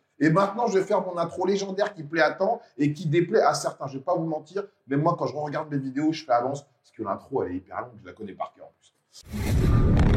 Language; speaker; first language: French; native; French